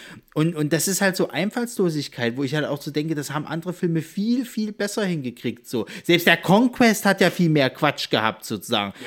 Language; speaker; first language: German; native; German